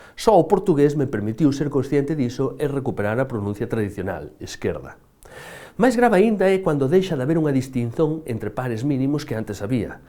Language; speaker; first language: Galician; native; Galician